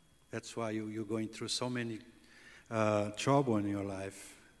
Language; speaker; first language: English; non-native, fluent; Portuguese